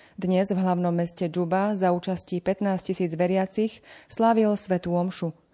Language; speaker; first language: Slovak; native; Slovak